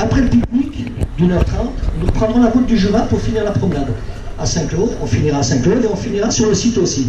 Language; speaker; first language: French; native; French